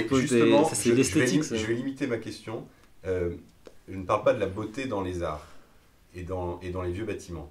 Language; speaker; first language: French; native; French